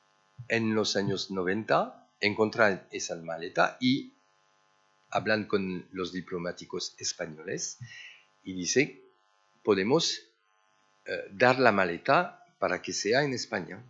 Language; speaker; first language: Spanish; early bilingual, heritage; French